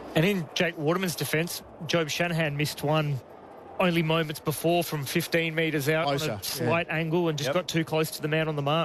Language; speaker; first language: English; native; English